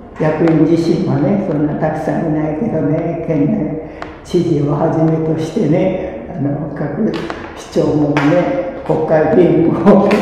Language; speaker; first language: Japanese; early bilingual, other home language; Korean